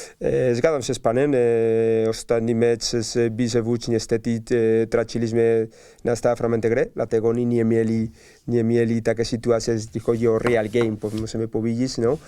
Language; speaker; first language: Polish; non-native, learner; Spanish